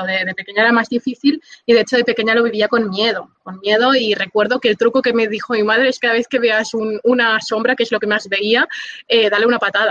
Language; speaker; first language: Spanish; native; Spanish